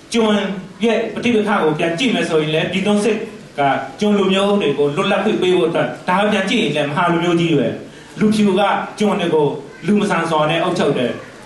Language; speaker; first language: Burmese; non-native, local second language; Mon